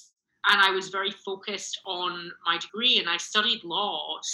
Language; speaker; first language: English; native; English